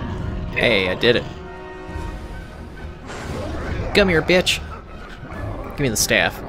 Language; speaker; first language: English; native; English